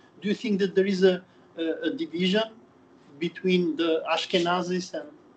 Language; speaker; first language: English; non-native, fluent; Albanian